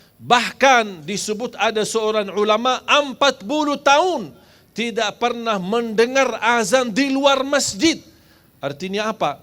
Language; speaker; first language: Malay; non-native, fluent; Arabic